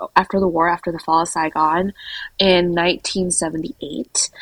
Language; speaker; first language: English; native; English